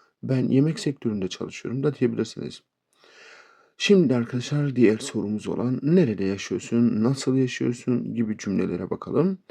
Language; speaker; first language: Turkish; native; Turkish